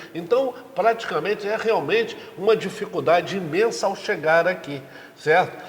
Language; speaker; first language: Portuguese; native; Portuguese